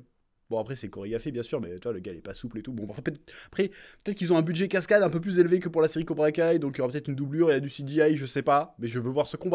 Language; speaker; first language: French; native; French